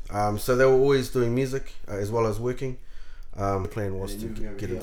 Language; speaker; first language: English; native; English